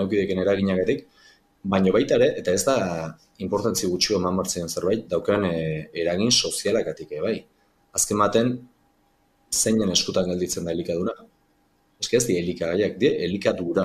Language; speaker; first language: Basque; native; Basque